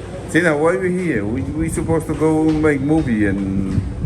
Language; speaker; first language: English; non-native, learner; Polish